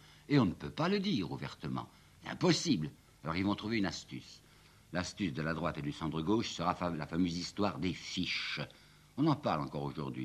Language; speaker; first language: French; native; French